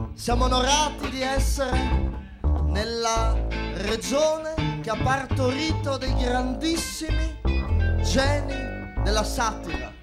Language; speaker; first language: Italian; native; Italian